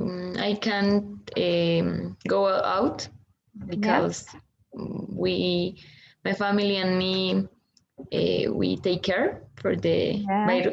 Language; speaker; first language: English; non-native, learner; Spanish